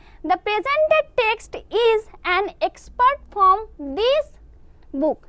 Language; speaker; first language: English; non-native, local second language; Bangla